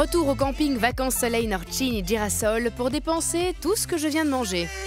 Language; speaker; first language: French; native; French